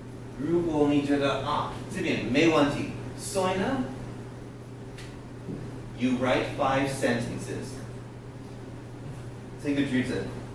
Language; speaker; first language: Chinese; non-native, learner; English